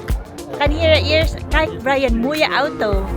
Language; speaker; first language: Dutch; non-native, learner; Filipino